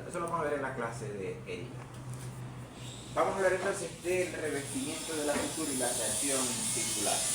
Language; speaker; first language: Spanish; native; Spanish